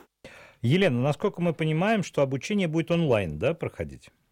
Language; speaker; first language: Russian; native; Russian